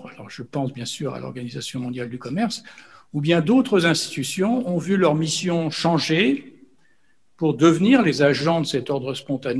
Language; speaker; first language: French; native; French